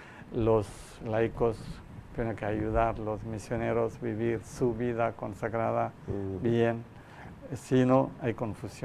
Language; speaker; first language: Spanish; non-native, learner; Malayalam